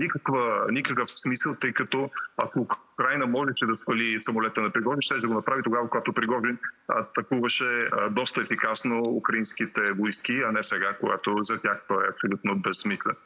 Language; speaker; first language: Bulgarian; native; Bulgarian